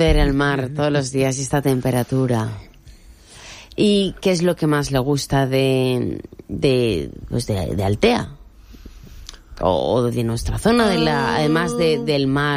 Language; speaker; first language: Spanish; native; Spanish